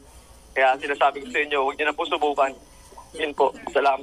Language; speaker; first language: Filipino; native; Filipino